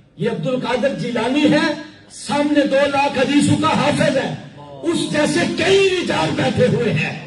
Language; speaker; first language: Urdu; non-native, local second language; Punjabi